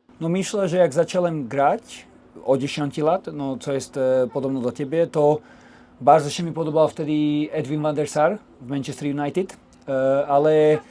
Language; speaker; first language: Polish; non-native, learner; Slovak